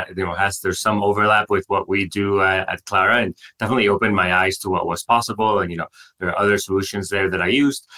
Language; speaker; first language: English; non-native, fluent; Spanish